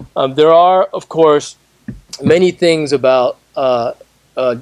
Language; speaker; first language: English; native; English